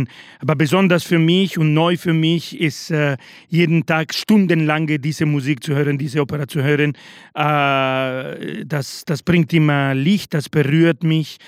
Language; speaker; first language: German; non-native, learner; Spanish